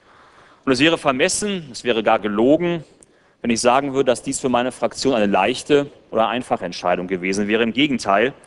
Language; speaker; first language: German; native; German